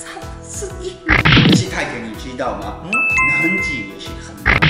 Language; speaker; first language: Chinese; non-native, learner; Japanese